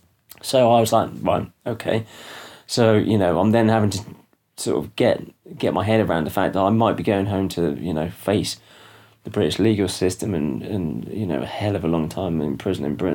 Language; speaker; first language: English; native; English